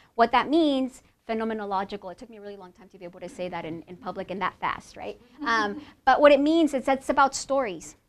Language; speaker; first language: English; native; English